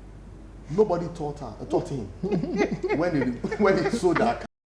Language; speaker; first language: English; non-native, local second language; Yoruba